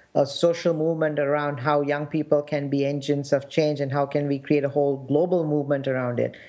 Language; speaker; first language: English; non-native, local second language; Sinhala